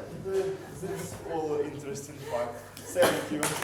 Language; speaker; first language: English; non-native, learner; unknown